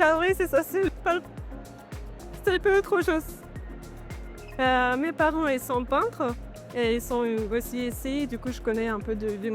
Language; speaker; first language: French; non-native, fluent; Romanian